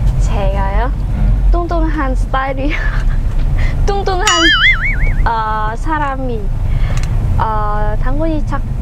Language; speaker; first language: Korean; non-native, learner; Vietnamese